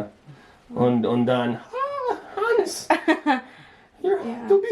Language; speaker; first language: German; early bilingual, heritage; German